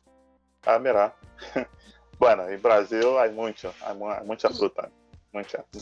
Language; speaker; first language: Spanish; non-native, learner; Portuguese